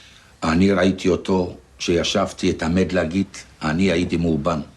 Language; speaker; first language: Hebrew; non-native, fluent; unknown